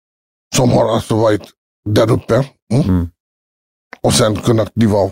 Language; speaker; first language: Swedish; early bilingual, other home language; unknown